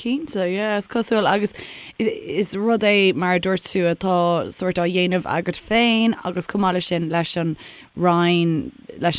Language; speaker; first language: Irish; native; Irish